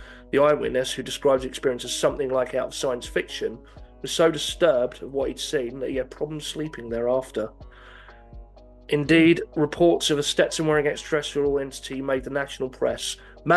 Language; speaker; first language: English; native; English